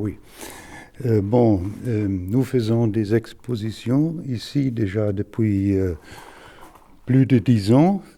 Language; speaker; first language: French; non-native, fluent; German